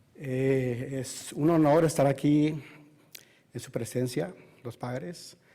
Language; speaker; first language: Spanish; early bilingual, heritage; Spanish